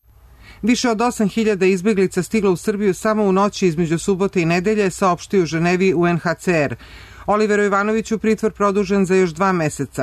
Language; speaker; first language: Serbian; native; Serbian